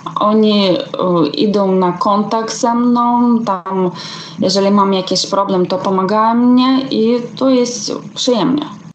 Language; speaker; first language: Polish; non-native, fluent; Ukrainian